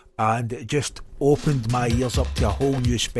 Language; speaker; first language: English; native; English